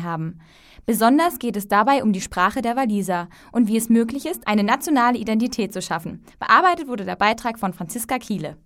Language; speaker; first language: German; native; German